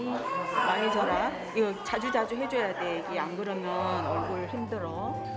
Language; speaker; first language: Korean; native; Korean